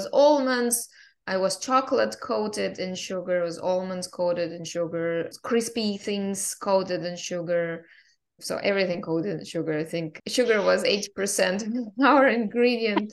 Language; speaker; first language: English; non-native, fluent; Russian